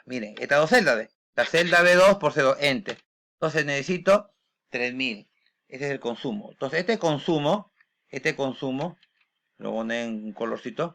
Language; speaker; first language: Spanish; native; Spanish